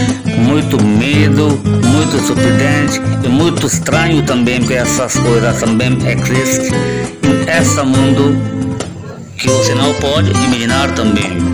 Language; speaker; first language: Portuguese; non-native, learner; Hindi